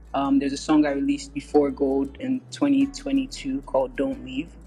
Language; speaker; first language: English; native; English